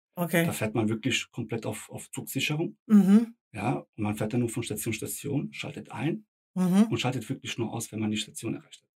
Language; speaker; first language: German; early bilingual, other home language; Bosnian